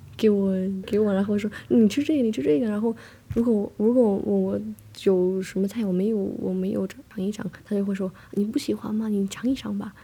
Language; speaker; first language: Chinese; non-native, fluent; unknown